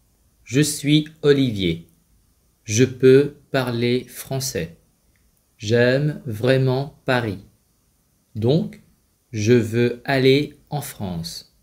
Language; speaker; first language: French; non-native, fluent; Vietnamese